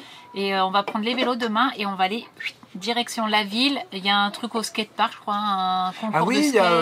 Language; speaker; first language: French; native; French